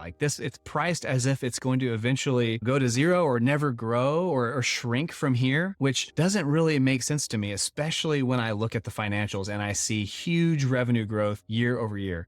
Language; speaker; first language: English; native; English